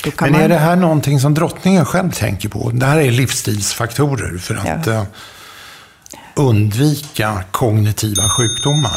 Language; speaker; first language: Swedish; native; Swedish